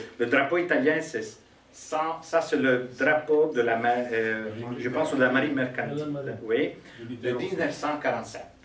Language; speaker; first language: French; non-native, fluent; Italian